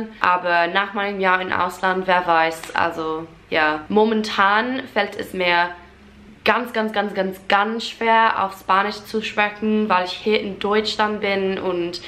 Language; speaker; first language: German; non-native, fluent; English